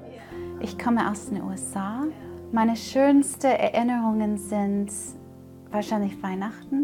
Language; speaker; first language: German; non-native, fluent; English